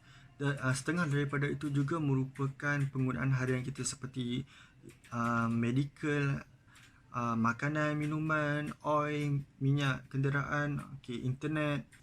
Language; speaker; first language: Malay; native; Malay